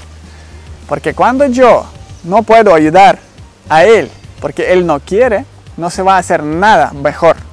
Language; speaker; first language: Spanish; non-native, learner; Ukrainian